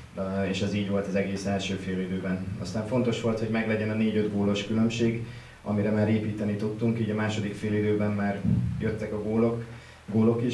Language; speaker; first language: Hungarian; native; Hungarian